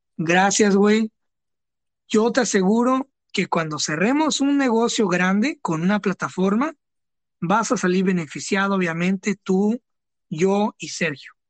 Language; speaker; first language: Spanish; early bilingual, heritage; Spanish